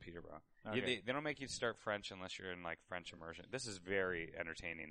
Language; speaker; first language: English; native; English